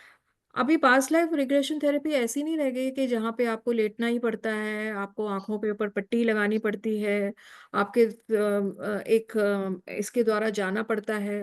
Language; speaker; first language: Hindi; native; Hindi